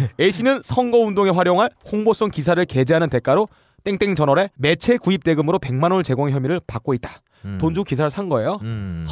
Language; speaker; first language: Korean; native; Korean